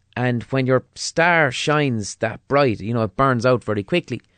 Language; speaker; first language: English; native; English